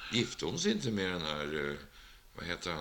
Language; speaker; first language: Swedish; native; Swedish